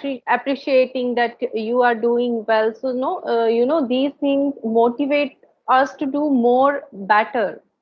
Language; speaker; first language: English; non-native, learner; Hindi